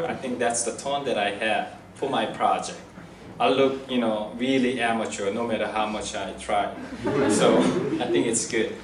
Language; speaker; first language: English; non-native, fluent; Korean